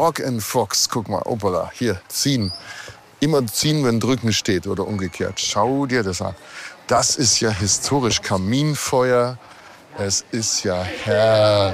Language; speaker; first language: German; native; German